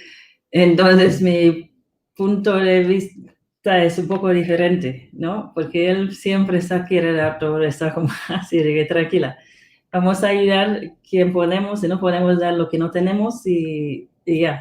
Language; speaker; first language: Spanish; non-native, fluent; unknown